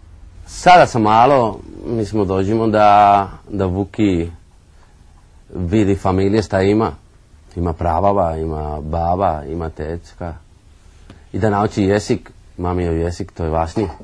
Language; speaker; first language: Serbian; non-native, learner; Spanish